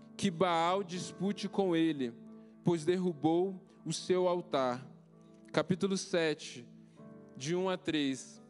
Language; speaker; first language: Portuguese; native; Portuguese